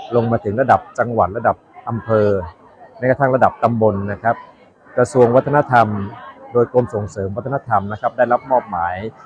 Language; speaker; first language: Thai; native; Thai